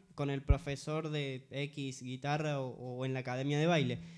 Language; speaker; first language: Spanish; native; Spanish